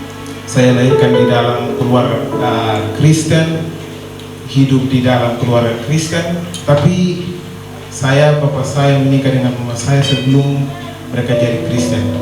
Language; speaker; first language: Indonesian; non-native, learner; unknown